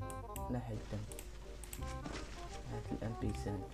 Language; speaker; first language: Arabic; native; Arabic